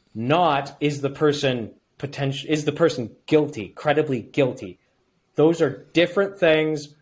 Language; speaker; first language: English; native; English